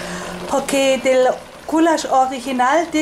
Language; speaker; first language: Spanish; non-native, fluent; German